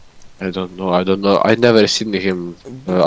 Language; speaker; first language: English; non-native, learner; Russian